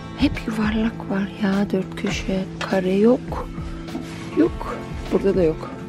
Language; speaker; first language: Turkish; early bilingual, heritage; Turkish